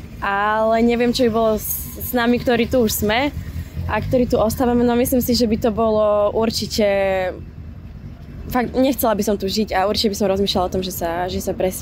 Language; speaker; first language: Slovak; native; Slovak